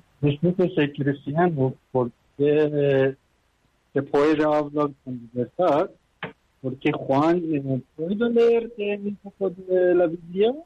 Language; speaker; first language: Spanish; non-native, learner; Persian